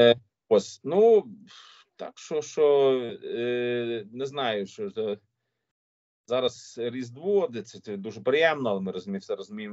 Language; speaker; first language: Ukrainian; non-native, learner; Swedish